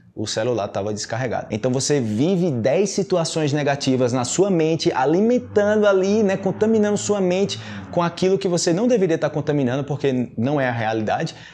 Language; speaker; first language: Portuguese; native; Portuguese